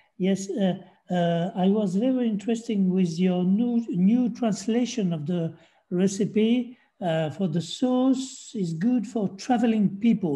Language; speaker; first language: English; non-native, fluent; French